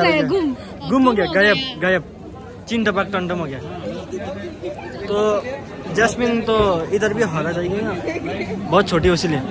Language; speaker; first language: Hindi; non-native, local second language; Nepali